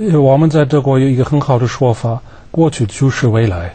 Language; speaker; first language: Chinese; non-native, fluent; German